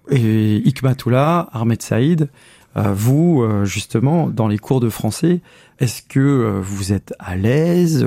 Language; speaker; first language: French; native; French